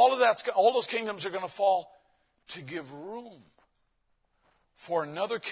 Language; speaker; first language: English; native; English